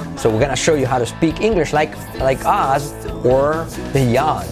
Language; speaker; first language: English; non-native, fluent; Spanish